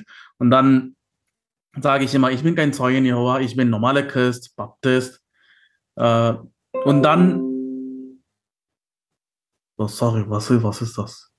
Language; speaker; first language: German; non-native, learner; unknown